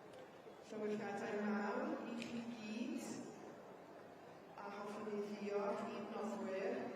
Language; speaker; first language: Welsh; native; Welsh